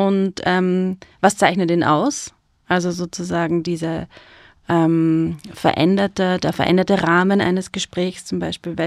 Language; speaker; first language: German; native; German